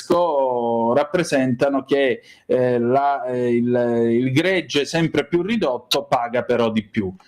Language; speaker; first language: Italian; native; Italian